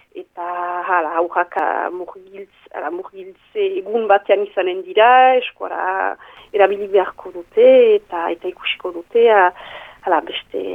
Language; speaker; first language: Basque; native; Basque